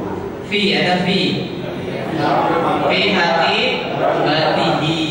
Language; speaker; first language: Arabic; non-native, fluent; Indonesian